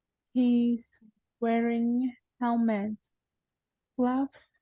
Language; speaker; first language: English; non-native, learner; Vietnamese